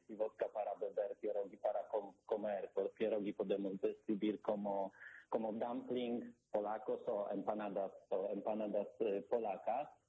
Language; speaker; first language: Spanish; non-native, learner; Polish